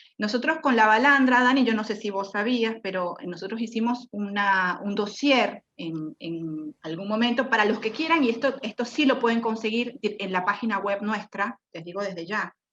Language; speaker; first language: Spanish; native; Spanish